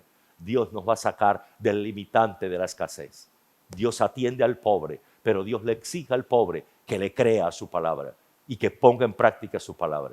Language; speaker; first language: Spanish; native; Spanish